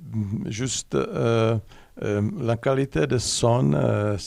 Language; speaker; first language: French; non-native, learner; Czech